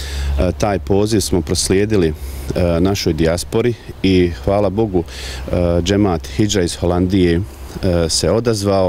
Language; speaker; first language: Croatian; native; Croatian